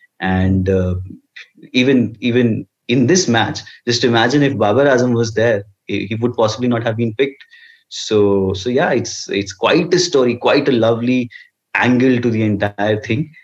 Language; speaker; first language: English; non-native, local second language; Hindi